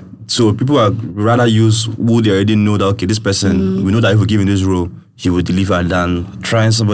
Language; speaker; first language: English; non-native, local second language; Yoruba